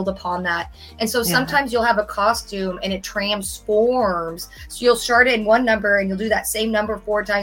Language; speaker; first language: English; native; English